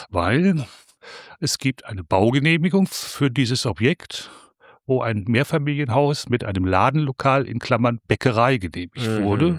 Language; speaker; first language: German; native; German